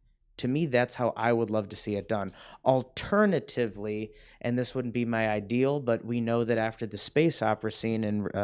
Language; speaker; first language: English; native; English